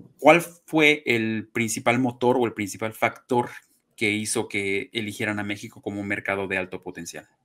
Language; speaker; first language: Spanish; native; Spanish